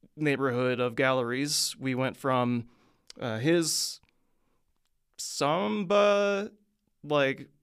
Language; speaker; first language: English; native; English